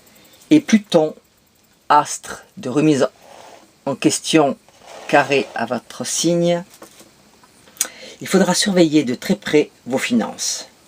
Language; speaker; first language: French; native; French